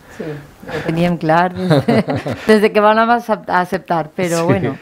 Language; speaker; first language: Catalan; non-native, local second language; Spanish